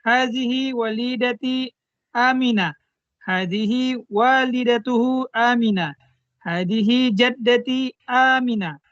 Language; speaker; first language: Arabic; non-native, learner; Indonesian